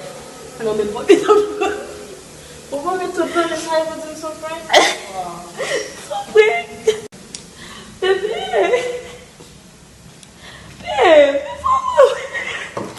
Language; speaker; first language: French; non-native, learner; Haitian Creole